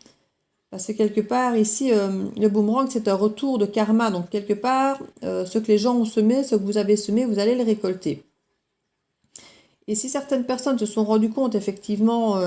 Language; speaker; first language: French; native; French